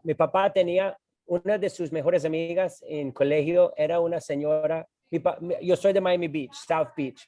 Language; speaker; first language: Spanish; non-native, fluent; English